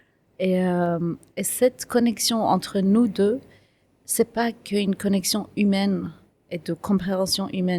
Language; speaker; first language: French; non-native, fluent; Kurdish